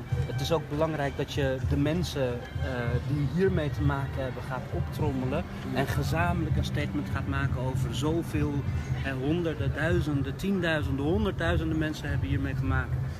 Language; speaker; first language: Dutch; early bilingual, other home language; Turkish